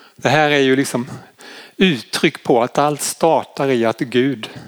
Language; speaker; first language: Swedish; native; Swedish